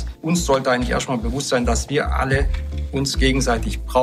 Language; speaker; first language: German; early bilingual, other home language; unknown